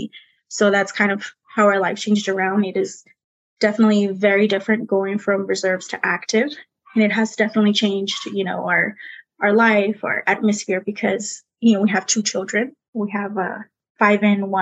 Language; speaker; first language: English; early bilingual, other home language; Spanish